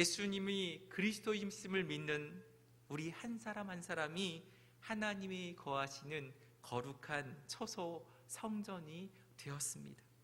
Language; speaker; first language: Korean; native; Korean